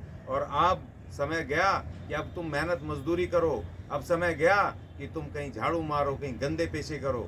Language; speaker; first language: Hindi; native; Hindi